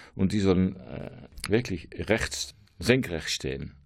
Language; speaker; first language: German; non-native, learner; Dutch